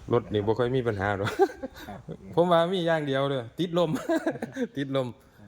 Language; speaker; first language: Thai; native; Thai